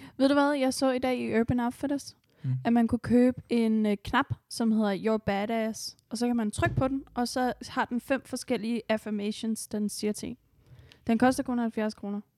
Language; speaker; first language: Danish; native; Danish